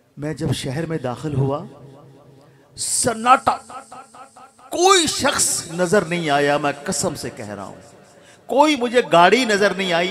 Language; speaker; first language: Urdu; non-native, local second language; Punjabi